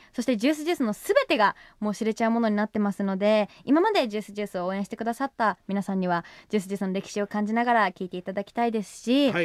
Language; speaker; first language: Japanese; native; Japanese